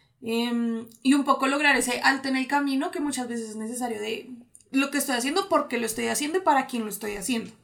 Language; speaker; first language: Spanish; native; Spanish